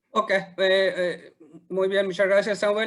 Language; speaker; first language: Spanish; non-native, fluent; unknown